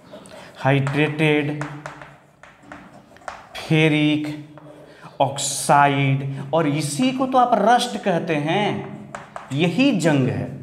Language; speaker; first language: Hindi; native; Hindi